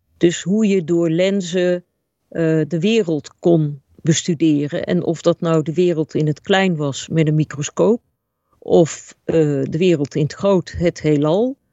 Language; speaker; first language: Dutch; native; Dutch